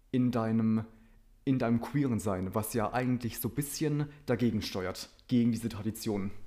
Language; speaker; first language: German; early bilingual, other home language; Polish